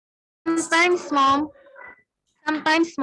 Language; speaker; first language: English; non-native, learner; Indonesian